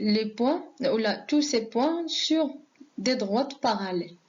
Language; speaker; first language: French; non-native, local second language; Arabic